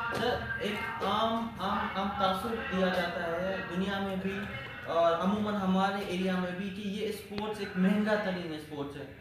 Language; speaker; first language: Urdu; non-native, local second language; Sindhi